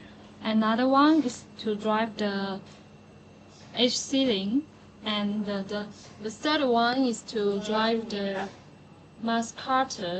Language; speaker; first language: English; non-native, learner; Chinese